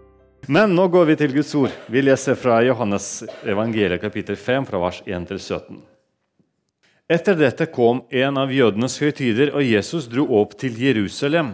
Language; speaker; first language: Norwegian; non-native, fluent; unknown